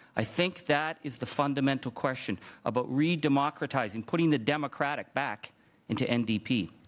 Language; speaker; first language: English; native; English